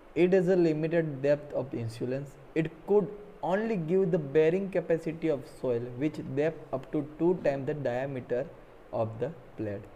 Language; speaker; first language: English; non-native, local second language; Gujarati